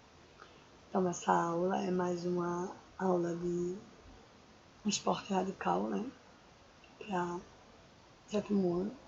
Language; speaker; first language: Portuguese; native; Portuguese